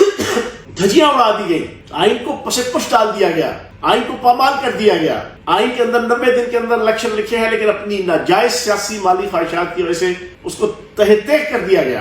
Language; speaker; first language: Urdu; native; Urdu